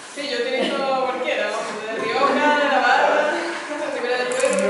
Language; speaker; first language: Spanish; native; Spanish